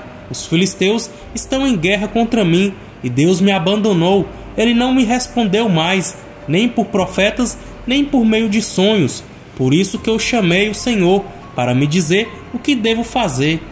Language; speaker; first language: Portuguese; native; Portuguese